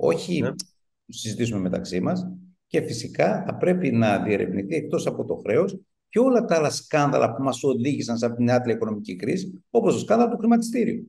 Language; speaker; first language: Greek; native; Greek